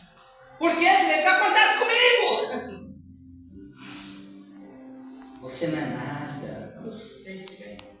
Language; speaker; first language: Portuguese; native; Portuguese